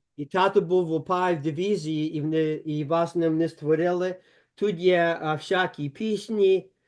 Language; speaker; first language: Ukrainian; early bilingual, heritage; Ukrainian